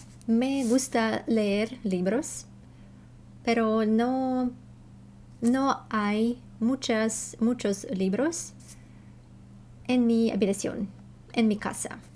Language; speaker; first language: Spanish; non-native, learner; Russian